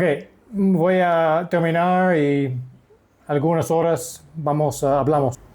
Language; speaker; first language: Spanish; non-native, learner; English